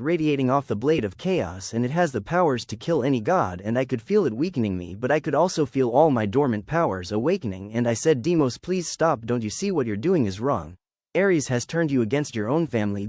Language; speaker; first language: English; native; English